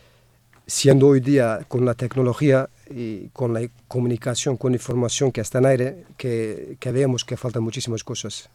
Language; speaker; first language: Spanish; non-native, fluent; Kurdish